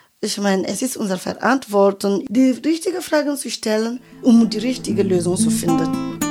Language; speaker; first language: German; non-native, fluent; French